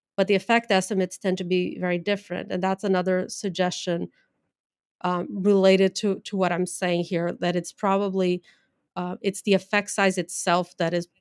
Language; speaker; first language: English; non-native, fluent; Portuguese